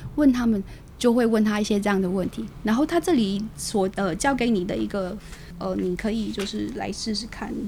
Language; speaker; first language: Chinese; native; Chinese